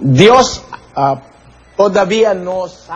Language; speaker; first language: Spanish; non-native, learner; Filipino